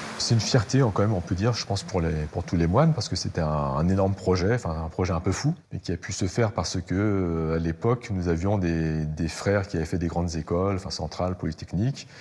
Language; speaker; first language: French; native; French